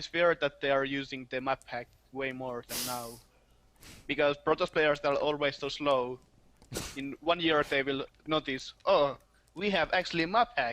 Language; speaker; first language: English; non-native, fluent; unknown